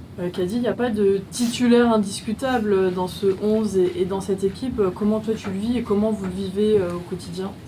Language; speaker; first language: French; native; French